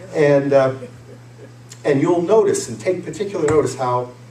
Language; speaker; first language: English; native; English